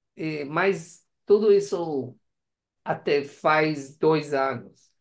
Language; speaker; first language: Portuguese; non-native, learner; Persian